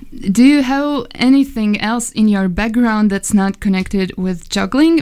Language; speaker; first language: English; non-native, fluent; Latvian